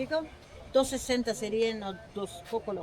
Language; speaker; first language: Spanish; native; Spanish